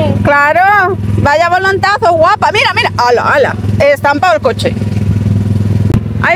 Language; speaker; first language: Spanish; native; Spanish